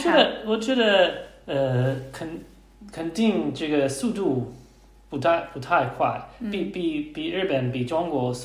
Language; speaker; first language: Chinese; non-native, learner; English